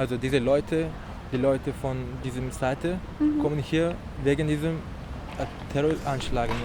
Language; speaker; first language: German; non-native, learner; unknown